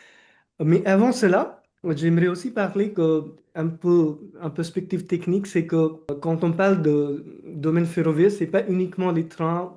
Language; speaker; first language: French; non-native, fluent; Marathi